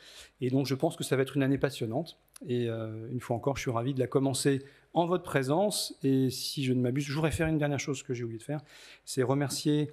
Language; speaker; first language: French; native; French